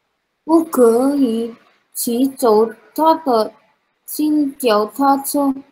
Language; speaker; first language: Chinese; non-native, learner; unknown